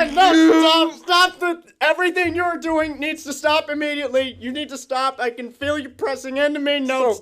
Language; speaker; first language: English; native; English